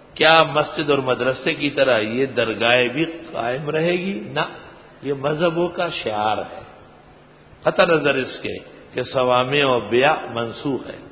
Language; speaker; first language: Urdu; non-native, local second language; Pashto